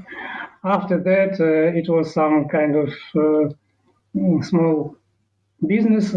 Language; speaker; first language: English; non-native, learner; Ukrainian